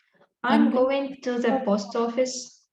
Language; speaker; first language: English; non-native, learner; Russian